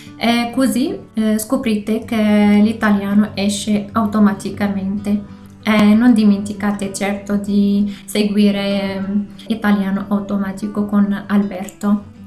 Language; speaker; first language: Italian; non-native, learner; Arabic